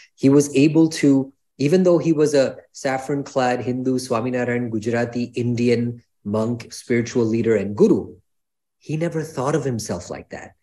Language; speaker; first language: English; native; English